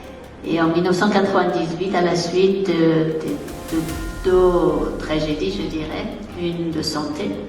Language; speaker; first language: French; non-native, fluent; Persian